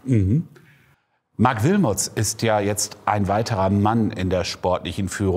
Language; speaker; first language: German; native; German